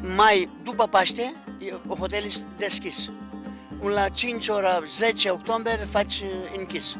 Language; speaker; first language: Romanian; non-native, learner; Greek